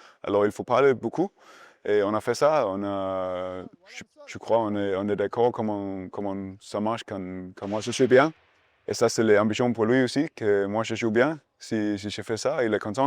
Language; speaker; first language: French; non-native, learner; Danish